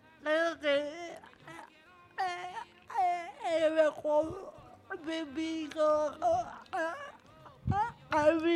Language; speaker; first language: Spanish; non-native, learner; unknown